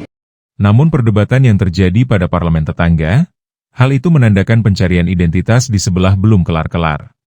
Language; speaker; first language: Indonesian; native; Indonesian